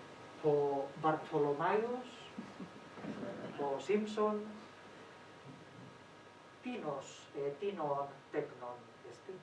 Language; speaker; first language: Greek; non-native, fluent; Spanish